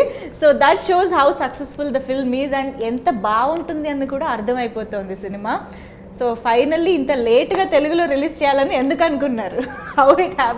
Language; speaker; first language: Telugu; native; Telugu